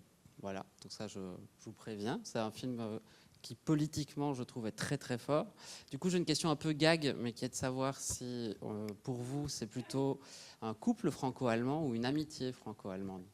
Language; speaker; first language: French; native; French